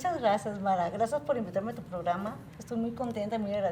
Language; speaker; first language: Spanish; native; Spanish